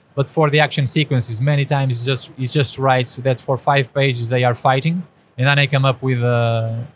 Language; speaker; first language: English; non-native, fluent; Portuguese